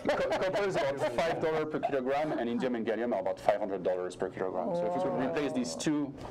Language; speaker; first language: English; non-native, fluent; French